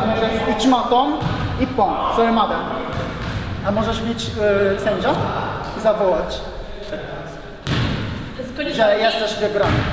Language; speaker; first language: Polish; non-native, learner; Japanese